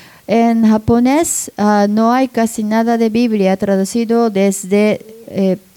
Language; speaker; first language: Spanish; non-native, learner; Japanese